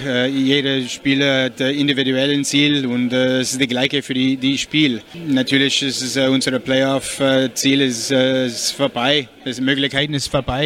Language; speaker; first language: German; non-native, learner; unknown